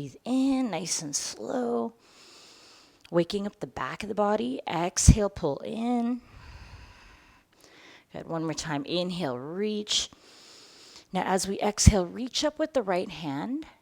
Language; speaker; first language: English; native; English